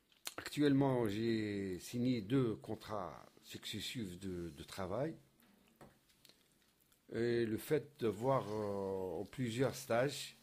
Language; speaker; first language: French; non-native, learner; Arabic